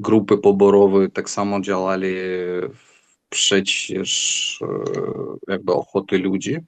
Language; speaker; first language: Polish; non-native, fluent; Ukrainian